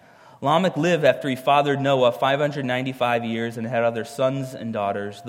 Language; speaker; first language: English; native; English